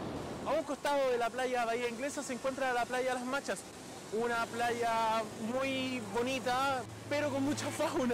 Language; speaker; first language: Spanish; native; Spanish